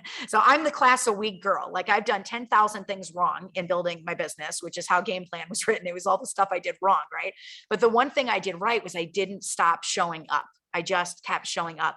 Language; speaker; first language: English; native; English